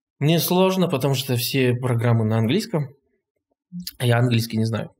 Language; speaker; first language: Russian; non-native, local second language; Kazakh